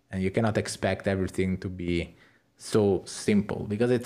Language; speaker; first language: English; non-native, fluent; Italian